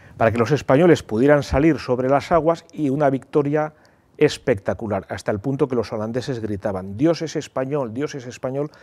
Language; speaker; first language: Spanish; native; Spanish